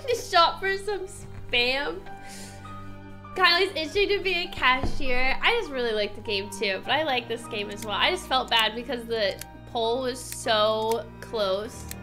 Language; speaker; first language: English; native; English